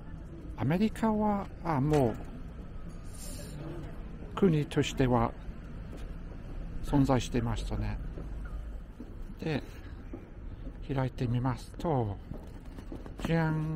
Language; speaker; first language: Japanese; non-native, fluent; English